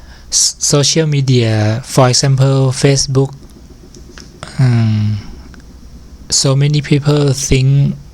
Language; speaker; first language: English; non-native, learner; Thai